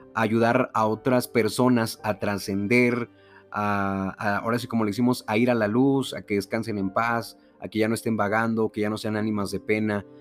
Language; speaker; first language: Spanish; native; Spanish